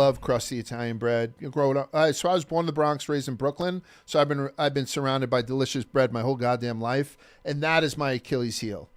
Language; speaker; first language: English; native; English